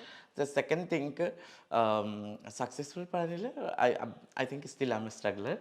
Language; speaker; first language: Malayalam; non-native, local second language; Assamese